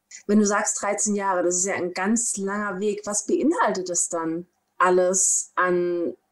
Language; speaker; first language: German; native; German